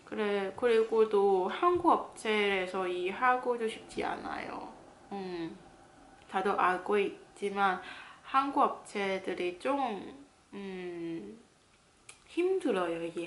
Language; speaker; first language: Korean; non-native, fluent; Cantonese